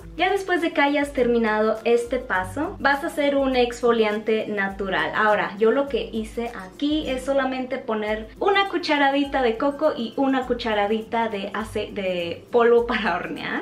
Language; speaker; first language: Spanish; native; Spanish